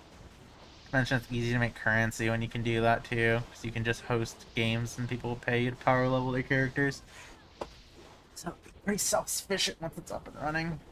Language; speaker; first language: English; native; English